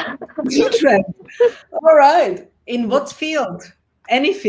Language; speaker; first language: English; non-native, fluent; Czech